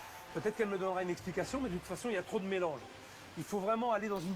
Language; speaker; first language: French; native; French